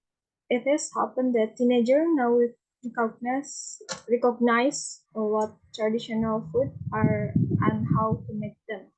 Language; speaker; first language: English; non-native, learner; Indonesian